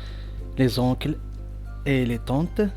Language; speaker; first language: French; non-native, local second language; Arabic